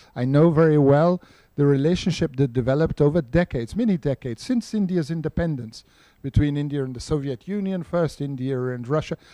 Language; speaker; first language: English; non-native, fluent; Portuguese